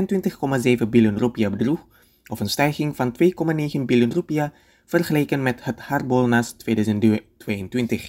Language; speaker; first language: Dutch; non-native, fluent; Indonesian